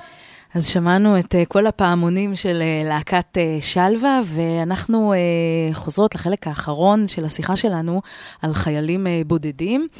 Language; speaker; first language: Hebrew; native; Hebrew